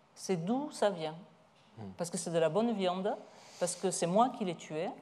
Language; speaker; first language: French; native; French